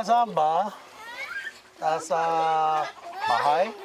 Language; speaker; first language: Filipino; non-native, learner; Korean